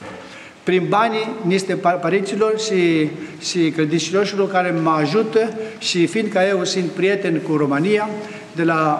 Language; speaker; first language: Romanian; non-native, fluent; Greek